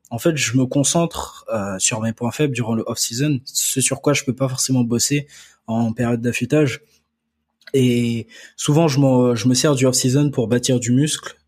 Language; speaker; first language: French; early bilingual, other home language; Akan